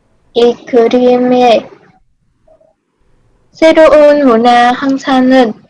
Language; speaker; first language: Korean; non-native, learner; Vietnamese